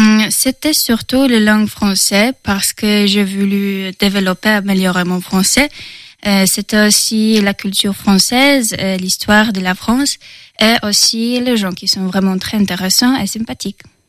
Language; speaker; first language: French; non-native, fluent; Polish